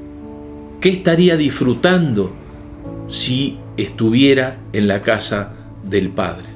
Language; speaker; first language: Spanish; native; Spanish